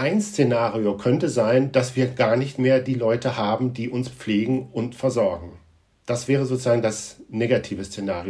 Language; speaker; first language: German; native; German